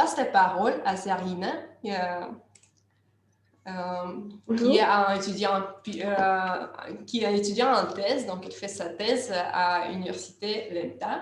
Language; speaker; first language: French; non-native, fluent; Russian